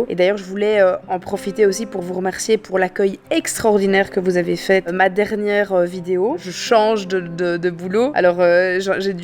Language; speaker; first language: French; native; French